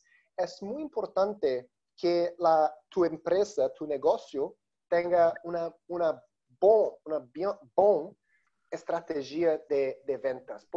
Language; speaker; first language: Spanish; non-native, learner; Portuguese